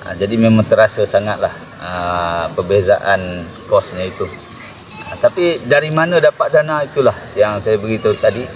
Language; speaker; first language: Malay; native; Malay